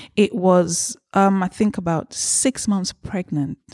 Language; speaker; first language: English; early bilingual, other home language; Yoruba